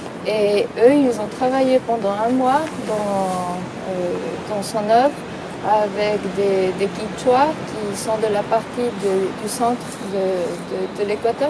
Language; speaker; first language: French; non-native, fluent; Spanish